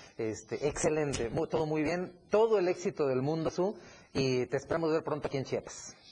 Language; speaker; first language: Spanish; native; Spanish